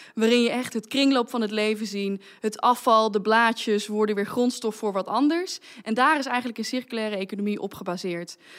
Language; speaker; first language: Dutch; native; Dutch